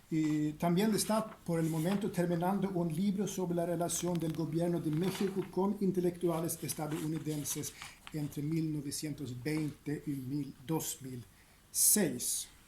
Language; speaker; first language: Spanish; non-native, fluent; Swedish